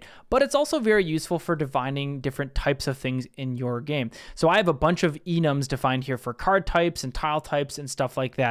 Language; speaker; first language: English; native; English